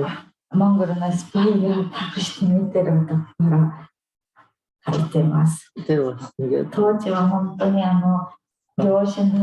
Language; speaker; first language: Japanese; non-native, fluent; Mongolian